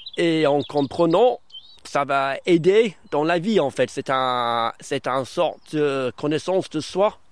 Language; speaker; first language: French; early bilingual, other home language; English